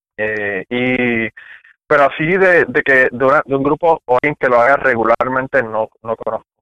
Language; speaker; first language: Spanish; native; Spanish